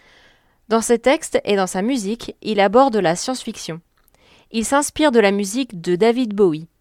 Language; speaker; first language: French; native; French